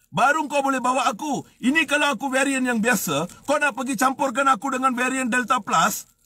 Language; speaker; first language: Malay; non-native, local second language; Tamil